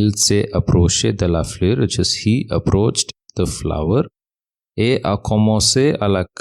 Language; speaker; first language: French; non-native, fluent; English